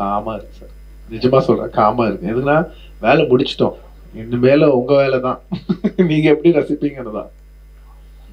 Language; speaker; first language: Tamil; non-native, local second language; Telugu